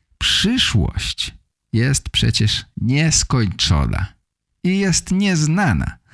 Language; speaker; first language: Polish; native; Polish